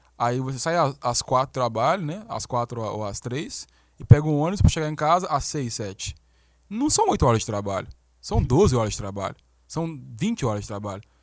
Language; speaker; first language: Portuguese; native; Portuguese